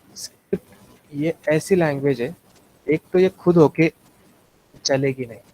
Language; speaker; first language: Hindi; non-native, local second language; Marathi